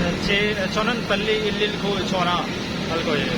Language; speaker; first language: Korean; non-native, learner; Punjabi